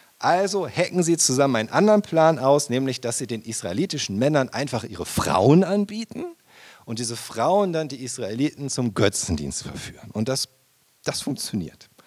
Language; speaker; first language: German; native; German